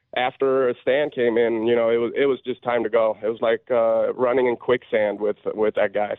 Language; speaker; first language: English; non-native, fluent; Swedish